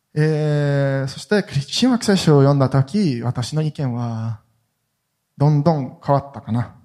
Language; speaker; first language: Japanese; non-native, fluent; Hebrew